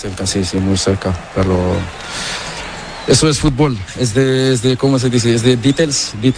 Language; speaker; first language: Spanish; non-native, learner; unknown